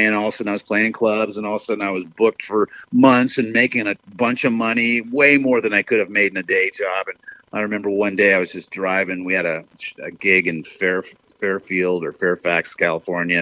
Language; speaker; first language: English; native; English